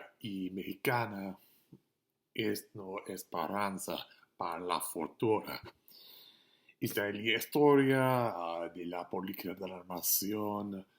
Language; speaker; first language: Spanish; non-native, learner; English